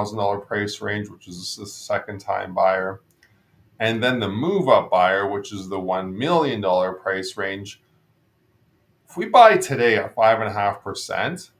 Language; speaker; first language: English; native; English